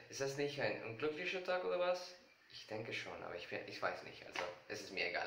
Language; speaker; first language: German; non-native, learner; Spanish